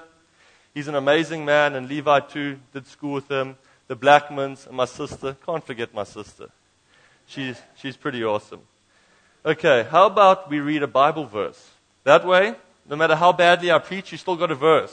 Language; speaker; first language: English; native; English